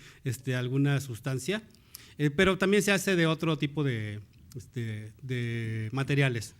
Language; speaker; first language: Spanish; native; Spanish